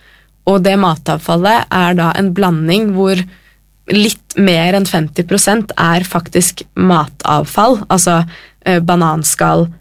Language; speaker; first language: Norwegian; native; Norwegian